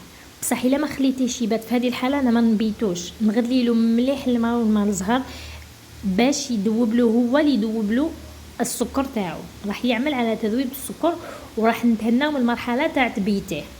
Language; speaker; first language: Arabic; native; Arabic